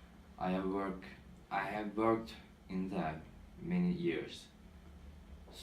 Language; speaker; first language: English; non-native, learner; Turkish